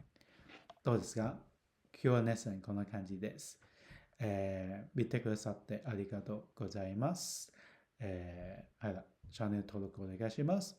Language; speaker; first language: Japanese; non-native, fluent; Cantonese